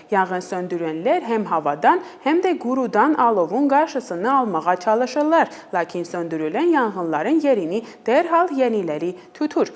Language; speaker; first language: Azerbaijani; non-native, fluent; Armenian